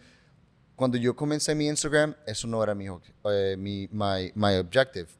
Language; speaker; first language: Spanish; early bilingual, heritage; English